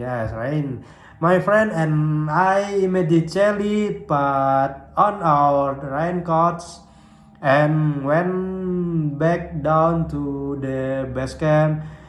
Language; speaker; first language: English; non-native, learner; Indonesian